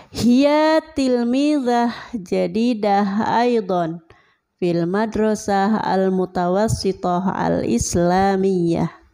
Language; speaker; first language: Arabic; non-native, fluent; Indonesian